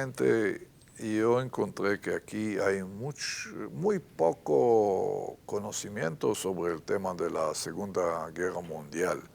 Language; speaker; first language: Spanish; non-native, fluent; Hebrew